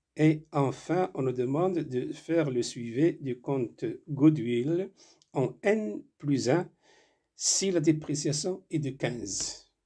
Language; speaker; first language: French; non-native, local second language; Arabic